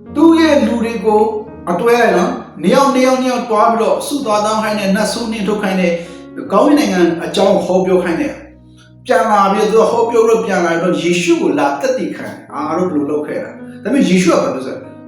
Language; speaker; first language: Burmese; non-native, local second language; Kachin